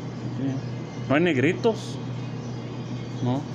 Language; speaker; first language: Spanish; early bilingual, heritage; Spanish